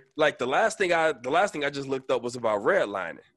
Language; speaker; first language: English; native; English